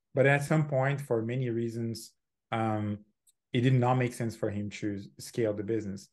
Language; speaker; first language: English; non-native, fluent; Portuguese